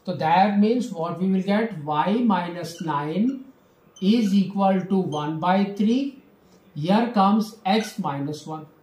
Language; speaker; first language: English; non-native, local second language; Hindi